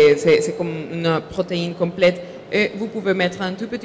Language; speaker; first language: French; non-native, fluent; Spanish